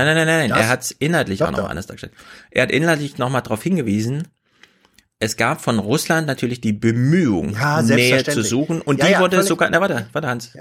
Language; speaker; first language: German; native; German